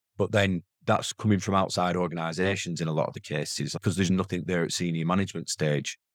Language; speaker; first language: English; native; English